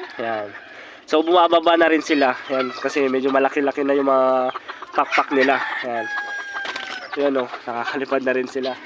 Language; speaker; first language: Filipino; native; Filipino